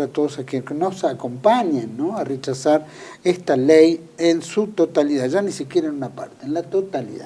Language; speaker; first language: Spanish; native; Spanish